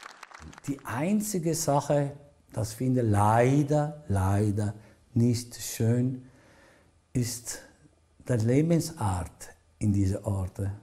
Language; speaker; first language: German; non-native, learner; Italian